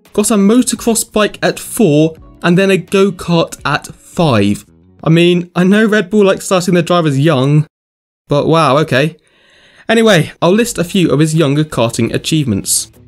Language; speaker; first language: English; native; English